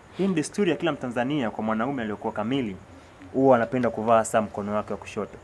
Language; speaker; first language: Swahili; native; Swahili